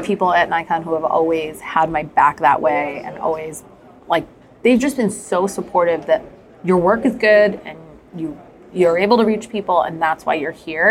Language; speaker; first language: English; native; English